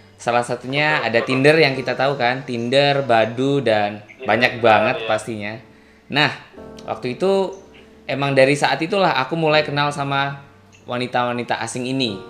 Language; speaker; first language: Indonesian; native; Indonesian